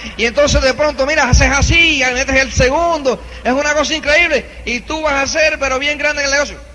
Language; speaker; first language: Spanish; early bilingual, heritage; Spanish